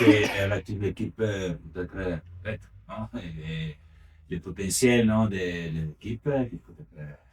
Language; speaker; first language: French; non-native, learner; Italian